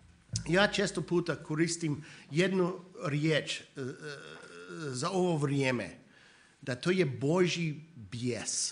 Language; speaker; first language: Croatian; non-native, fluent; English